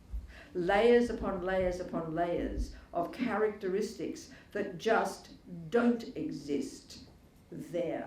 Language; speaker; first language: English; native; English